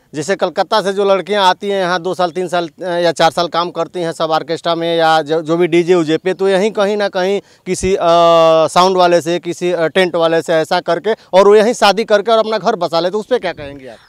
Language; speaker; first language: Hindi; native; Hindi